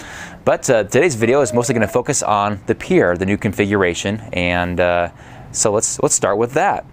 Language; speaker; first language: English; native; English